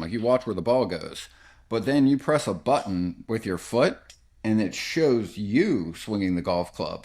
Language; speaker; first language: English; native; English